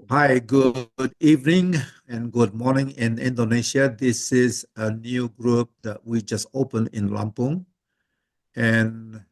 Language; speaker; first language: English; non-native, fluent; Indonesian